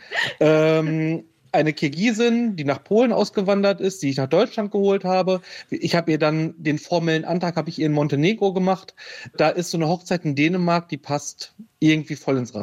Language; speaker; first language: German; native; German